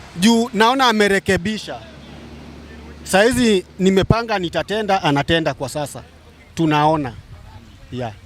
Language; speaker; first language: Swahili; non-native, local second language; Luo (Kenya and Tanzania)